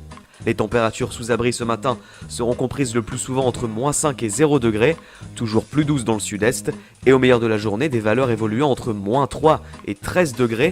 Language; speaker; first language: French; native; French